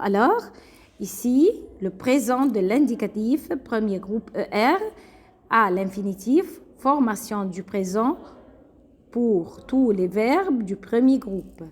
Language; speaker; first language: French; non-native, fluent; Arabic